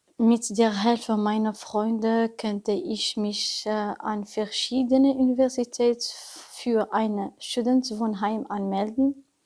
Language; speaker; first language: German; non-native, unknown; Arabic